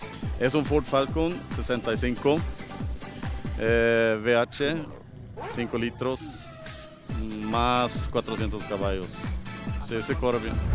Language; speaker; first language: Spanish; non-native, learner; Swedish